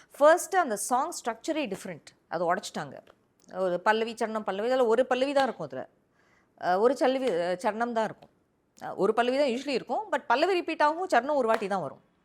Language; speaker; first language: Tamil; early bilingual, heritage; Tamil